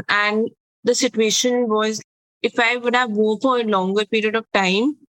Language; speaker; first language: English; non-native, local second language; Hindi